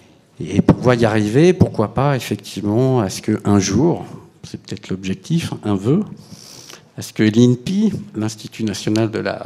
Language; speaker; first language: French; native; French